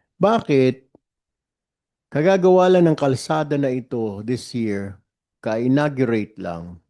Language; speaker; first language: Filipino; native; Filipino